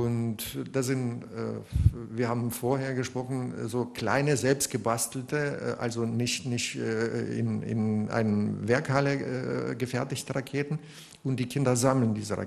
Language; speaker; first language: German; non-native, fluent; Russian